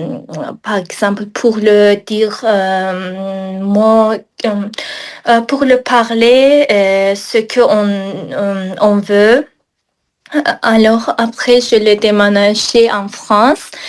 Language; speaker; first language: French; non-native, learner; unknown